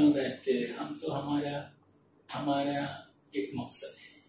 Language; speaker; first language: Hindi; non-native, local second language; Malayalam